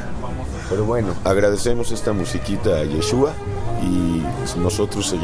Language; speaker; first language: Spanish; native; Spanish